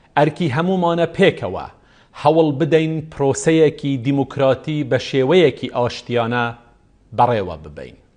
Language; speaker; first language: Central Kurdish; non-native, local second language; Kurdish